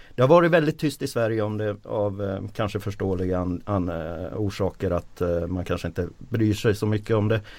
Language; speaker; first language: Swedish; early bilingual, other home language; Finnish